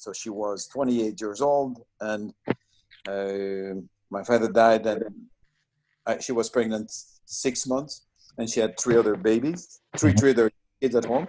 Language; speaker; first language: English; non-native, fluent; French